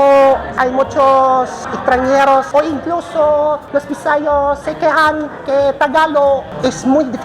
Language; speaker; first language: Spanish; non-native, fluent; Filipino